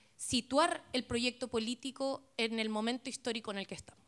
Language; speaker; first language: Spanish; native; Spanish